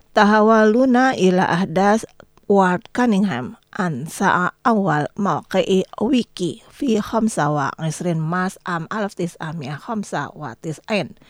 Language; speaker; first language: Arabic; non-native, fluent; Indonesian